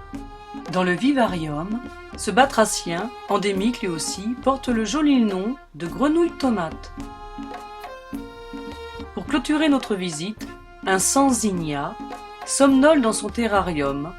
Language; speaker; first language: French; native; French